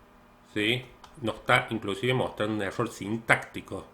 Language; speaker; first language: Spanish; native; Spanish